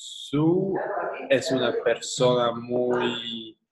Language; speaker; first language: Spanish; non-native, learner; English